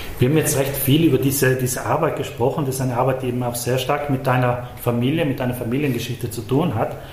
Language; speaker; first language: German; native; German